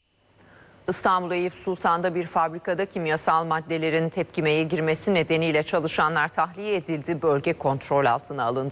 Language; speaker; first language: Turkish; native; Turkish